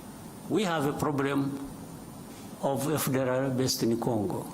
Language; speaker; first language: English; non-native, local second language; Kinyarwanda